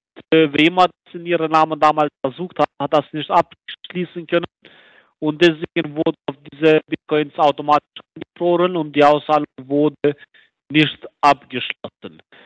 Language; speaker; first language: German; non-native, fluent; Albanian